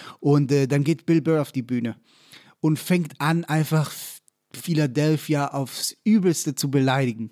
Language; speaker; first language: German; non-native, fluent; Hebrew